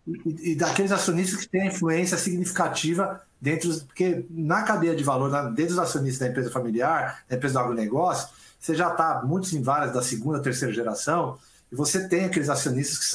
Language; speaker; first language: Portuguese; native; Portuguese